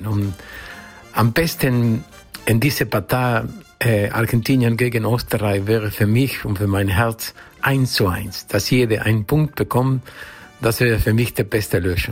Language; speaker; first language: German; non-native, fluent; Spanish